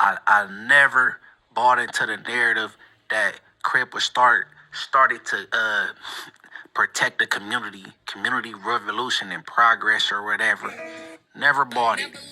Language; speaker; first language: English; native; English